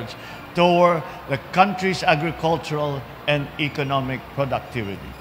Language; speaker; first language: English; non-native, local second language; Filipino